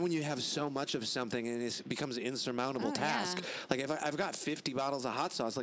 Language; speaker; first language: English; native; English